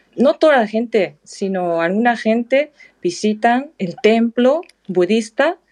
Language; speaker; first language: Spanish; non-native, fluent; Japanese